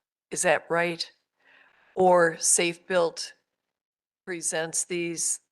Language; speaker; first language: English; native; English